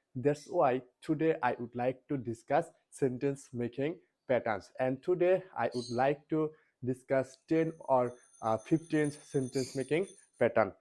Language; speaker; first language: English; non-native, local second language; Bangla